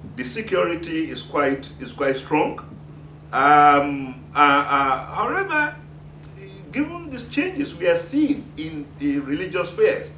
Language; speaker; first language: English; non-native, local second language; Yoruba